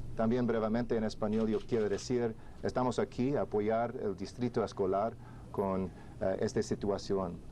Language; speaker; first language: Spanish; non-native, fluent; English